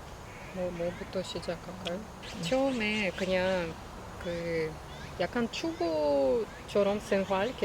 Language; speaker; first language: Korean; non-native, learner; Russian